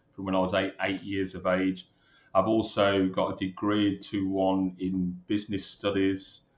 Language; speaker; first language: English; native; English